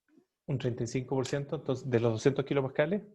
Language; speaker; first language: Spanish; native; Spanish